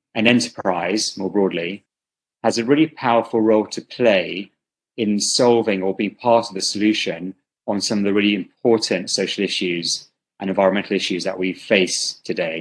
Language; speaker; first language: English; native; English